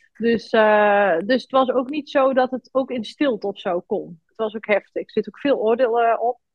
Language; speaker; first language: Dutch; native; Dutch